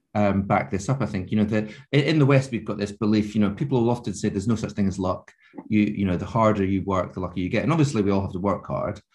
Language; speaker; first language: English; native; English